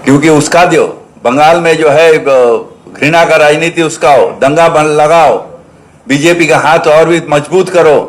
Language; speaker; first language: Hindi; non-native, local second language; Bangla